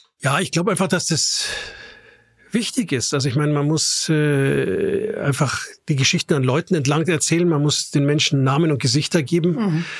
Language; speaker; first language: German; native; German